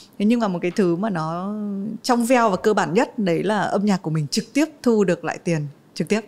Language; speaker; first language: Vietnamese; native; Vietnamese